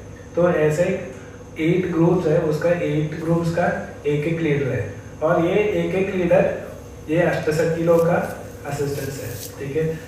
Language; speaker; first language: Hindi; non-native, fluent; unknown